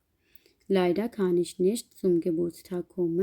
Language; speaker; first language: German; non-native, learner; Urdu